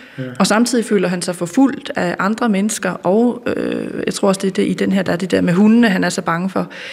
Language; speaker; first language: Danish; native; Danish